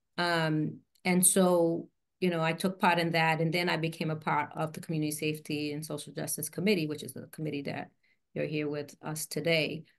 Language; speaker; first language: English; native; English